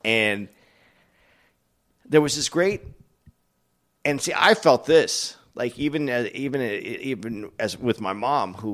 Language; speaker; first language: English; native; English